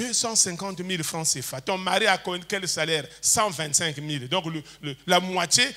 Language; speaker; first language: French; native; French